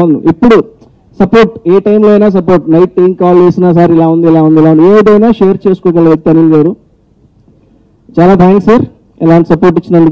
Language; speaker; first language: Telugu; native; Telugu